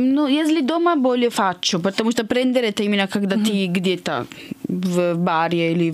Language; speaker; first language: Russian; non-native, fluent; Italian